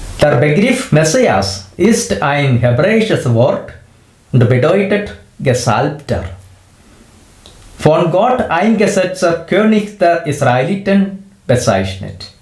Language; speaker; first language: German; non-native, fluent; Malayalam